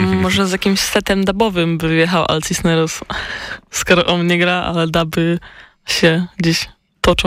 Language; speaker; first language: Polish; native; Polish